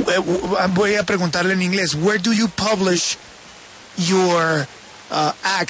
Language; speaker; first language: Spanish; native; Spanish